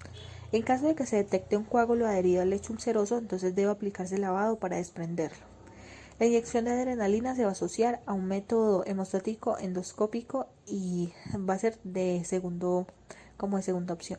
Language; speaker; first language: Spanish; native; Spanish